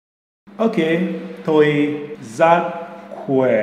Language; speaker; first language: Vietnamese; non-native, learner; English